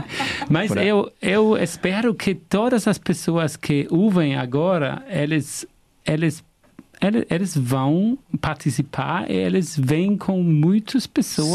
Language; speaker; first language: Portuguese; non-native, fluent; German